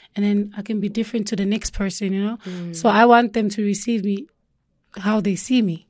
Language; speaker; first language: English; non-native, local second language; Zulu